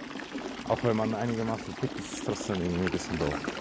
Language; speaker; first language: German; non-native, learner; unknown